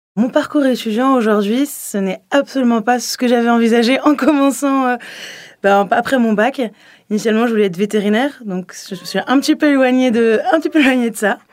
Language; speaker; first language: French; native; French